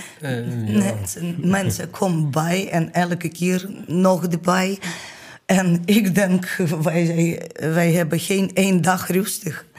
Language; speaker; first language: Dutch; non-native, learner; Ukrainian